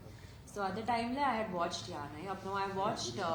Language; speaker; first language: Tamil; non-native, learner; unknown